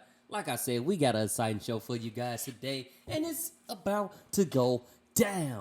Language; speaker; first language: English; native; English